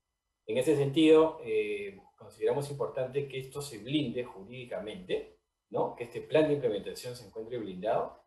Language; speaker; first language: Spanish; native; Spanish